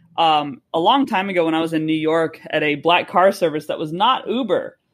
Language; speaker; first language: English; native; English